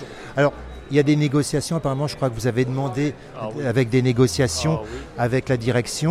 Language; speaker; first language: French; native; French